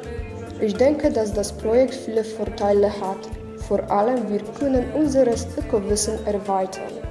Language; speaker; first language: German; non-native, learner; Polish